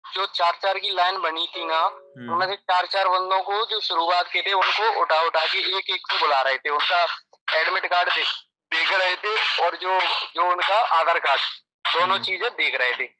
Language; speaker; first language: Hindi; native; Hindi